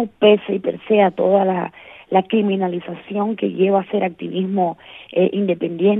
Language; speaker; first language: Spanish; native; Spanish